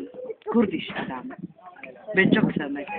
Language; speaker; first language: Turkish; non-native, learner; Slovak